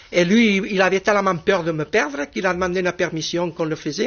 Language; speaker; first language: French; non-native, fluent; Spanish